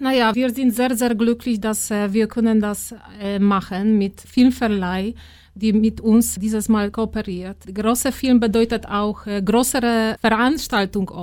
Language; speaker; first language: German; non-native, fluent; Polish